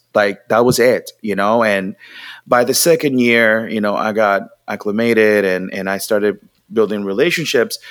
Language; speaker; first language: English; non-native, fluent; Spanish